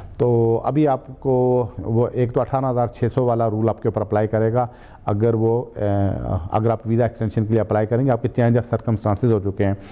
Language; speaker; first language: Hindi; non-native, local second language; Punjabi